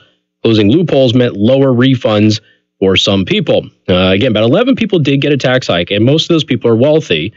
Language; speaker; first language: English; native; English